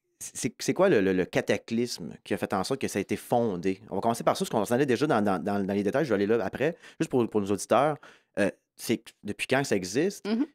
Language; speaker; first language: French; native; French